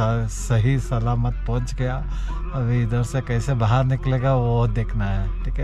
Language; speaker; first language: Hindi; non-native, local second language; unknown